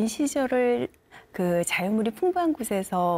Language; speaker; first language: Korean; native; Korean